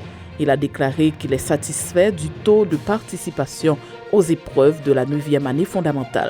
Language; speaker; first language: French; non-native, local second language; Haitian Creole